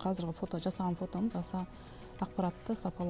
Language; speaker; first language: Kazakh; native; Kazakh